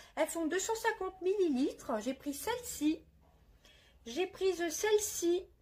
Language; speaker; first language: French; native; French